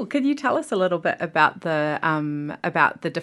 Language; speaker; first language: English; native; English